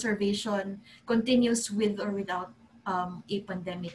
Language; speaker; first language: English; non-native, local second language; Cebuano